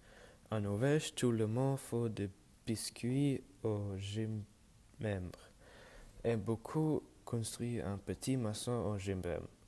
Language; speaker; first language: French; non-native, learner; Norwegian